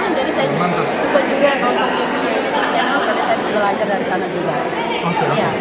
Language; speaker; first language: Indonesian; non-native, fluent; Tetum